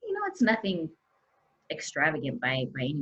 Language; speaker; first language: English; native; English